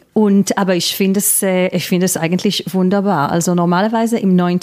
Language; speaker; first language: German; non-native, fluent; Hebrew